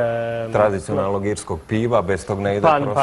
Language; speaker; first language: Croatian; native; Croatian